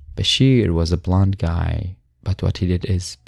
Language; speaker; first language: English; non-native, fluent; Arabic